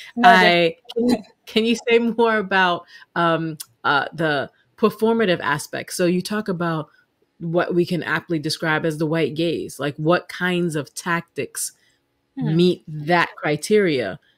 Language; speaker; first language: English; native; English